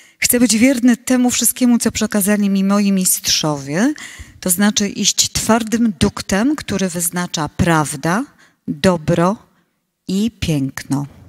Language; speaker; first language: Polish; native; Polish